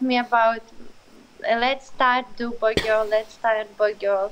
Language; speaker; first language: English; non-native, learner; Ukrainian